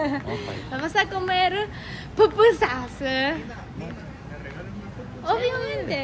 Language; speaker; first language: Spanish; non-native, learner; Japanese